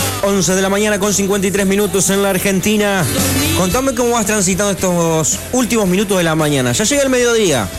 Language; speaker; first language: Spanish; native; Spanish